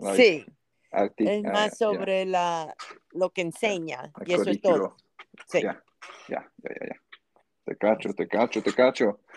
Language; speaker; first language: Spanish; native; Spanish